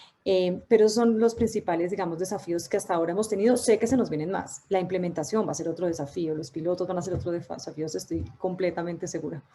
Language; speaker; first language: Spanish; native; Spanish